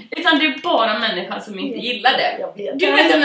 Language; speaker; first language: Swedish; native; Swedish